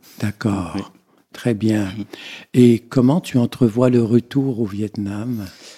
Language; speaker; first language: French; native; French